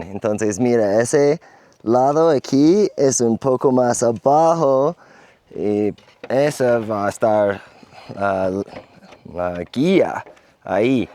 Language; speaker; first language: Spanish; non-native, learner; English